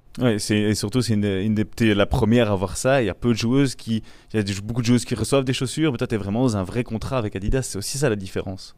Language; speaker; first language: French; native; French